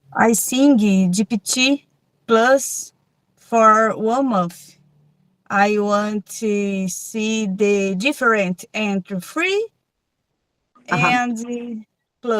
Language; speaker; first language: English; non-native, learner; Portuguese